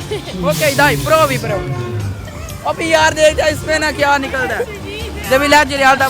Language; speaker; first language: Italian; non-native, learner; Urdu